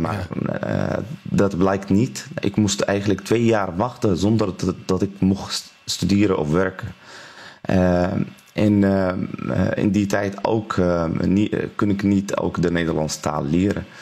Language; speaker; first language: Dutch; non-native, learner; Arabic